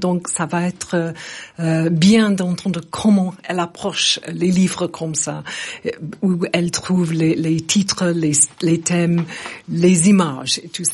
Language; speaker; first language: French; non-native, fluent; English